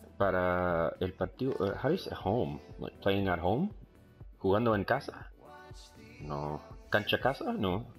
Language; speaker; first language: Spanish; early bilingual, heritage; Spanish